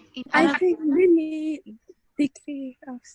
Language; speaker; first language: English; non-native, learner; Arabic